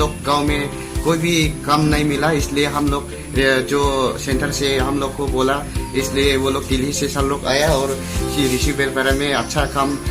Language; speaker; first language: Hindi; non-native, local second language; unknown